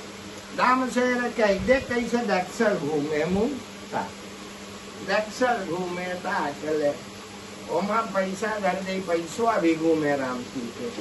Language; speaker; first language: Dutch; non-native, local second language; Caribbean Hindustani